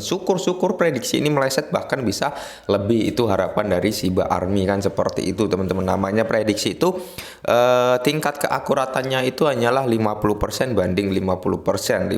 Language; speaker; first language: Indonesian; native; Indonesian